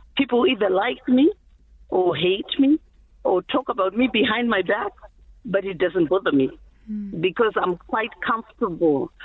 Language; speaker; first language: English; non-native, local second language; Shona